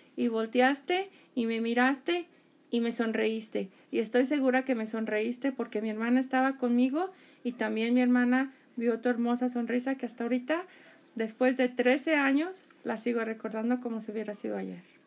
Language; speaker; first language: Spanish; native; Spanish